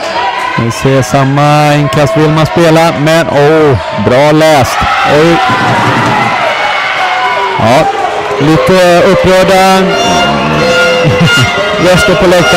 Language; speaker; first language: Swedish; native; Swedish